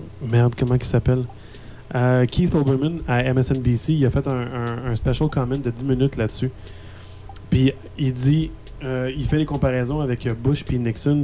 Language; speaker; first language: French; native; French